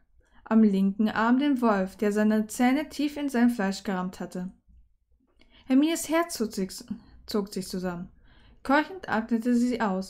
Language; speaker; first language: German; native; German